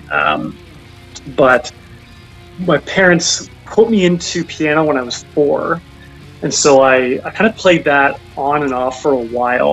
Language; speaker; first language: English; native; English